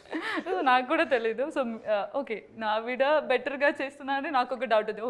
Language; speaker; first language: Telugu; non-native, learner; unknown